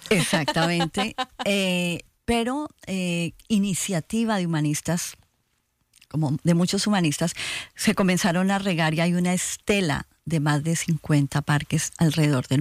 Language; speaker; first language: Spanish; native; Spanish